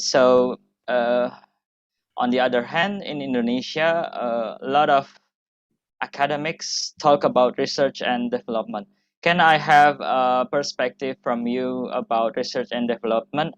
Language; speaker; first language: English; non-native, fluent; Indonesian